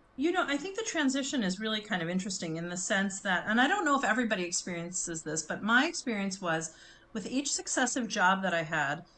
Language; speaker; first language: English; native; English